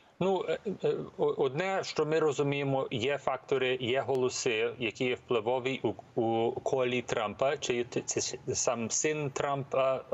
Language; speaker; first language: Ukrainian; early bilingual, heritage; English